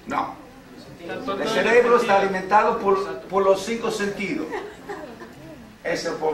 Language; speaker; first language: Spanish; non-native, fluent; English